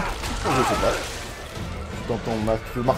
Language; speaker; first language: French; native; French